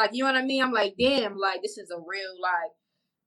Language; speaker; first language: English; native; English